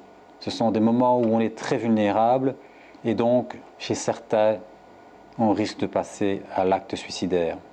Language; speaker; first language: French; native; French